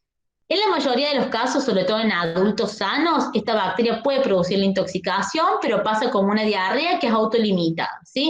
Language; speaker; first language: Spanish; native; Spanish